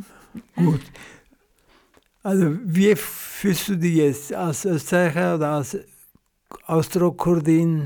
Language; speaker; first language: German; non-native, fluent; Central Kurdish